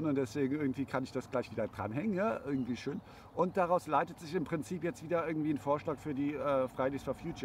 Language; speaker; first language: German; native; German